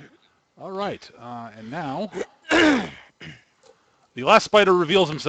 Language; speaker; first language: English; native; English